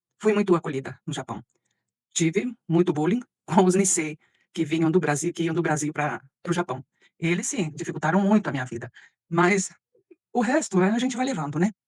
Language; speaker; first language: Portuguese; early bilingual, other home language; Spanish